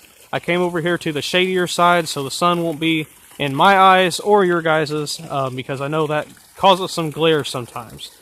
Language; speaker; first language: English; native; English